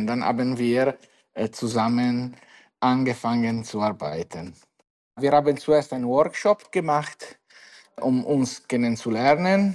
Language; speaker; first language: German; non-native, learner; Italian